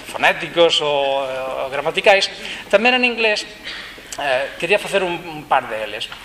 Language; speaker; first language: Galician; non-native, local second language; Spanish